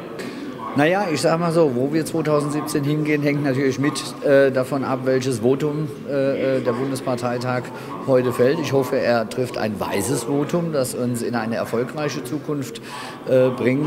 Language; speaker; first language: German; native; German